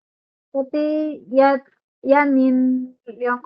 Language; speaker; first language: Cantonese; non-native, learner; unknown